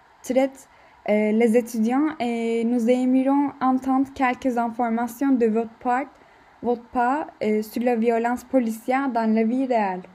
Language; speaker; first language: French; non-native, learner; Turkish